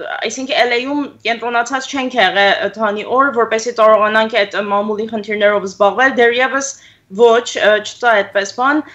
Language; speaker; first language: Armenian; early bilingual, heritage; Armenian